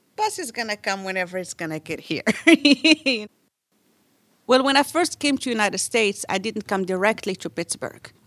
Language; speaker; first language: English; non-native, fluent; Arabic